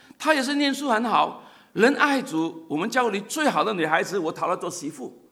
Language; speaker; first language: Chinese; non-native, local second language; Cantonese